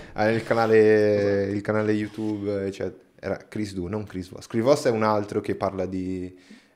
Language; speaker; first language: Italian; non-native, fluent; Portuguese